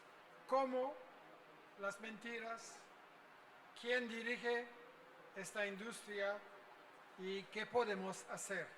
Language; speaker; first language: Spanish; non-native, fluent; French